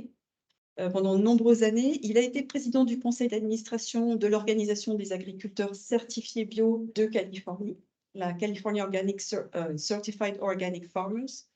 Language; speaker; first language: French; native; French